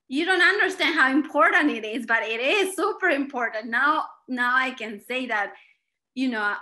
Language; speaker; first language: English; non-native, fluent; Spanish